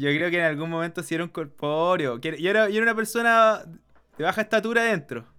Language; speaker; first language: Spanish; native; Spanish